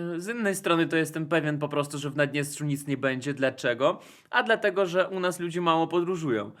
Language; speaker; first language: Polish; non-native, fluent; Russian